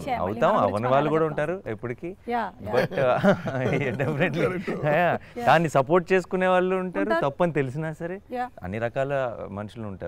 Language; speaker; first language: Telugu; native; Telugu